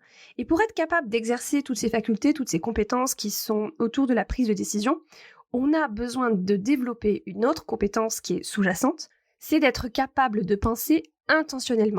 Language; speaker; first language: French; native; French